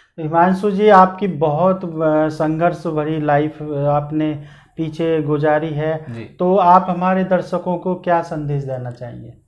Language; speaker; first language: Hindi; native; Hindi